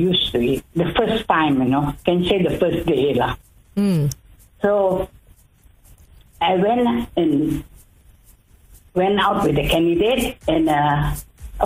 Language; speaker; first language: English; non-native, local second language; Tamil